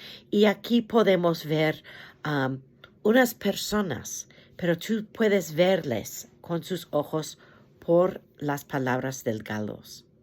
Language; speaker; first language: Spanish; non-native, fluent; English